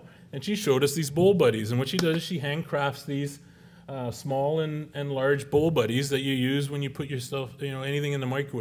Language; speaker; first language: English; native; English